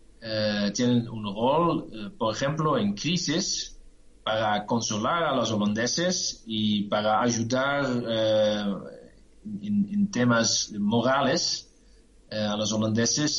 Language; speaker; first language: Spanish; non-native, learner; Dutch